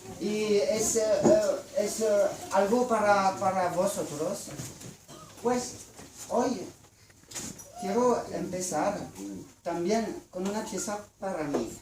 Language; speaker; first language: Spanish; non-native, learner; French